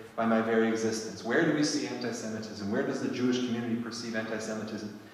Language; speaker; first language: English; native; English